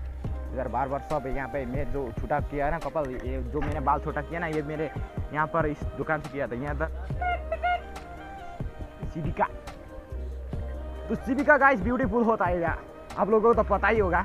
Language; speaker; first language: Hindi; non-native, local second language; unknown